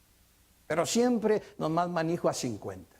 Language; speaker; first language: Spanish; early bilingual, heritage; Spanish